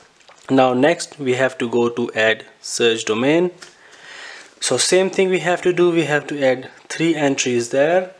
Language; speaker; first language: English; non-native, fluent; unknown